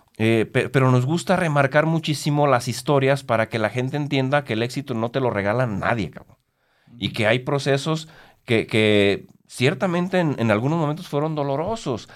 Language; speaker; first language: Spanish; native; Spanish